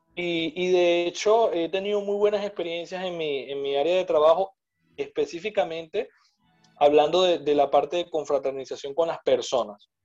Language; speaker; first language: Spanish; native; Spanish